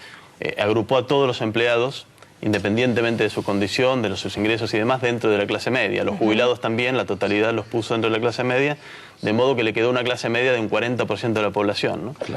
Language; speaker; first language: Spanish; native; Spanish